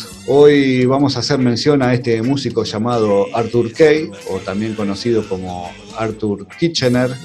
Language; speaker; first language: Spanish; native; Spanish